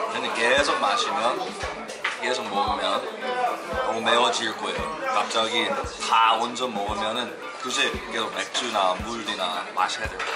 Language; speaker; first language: Korean; non-native, fluent; English